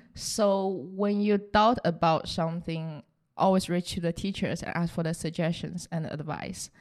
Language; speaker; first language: English; non-native, fluent; Chinese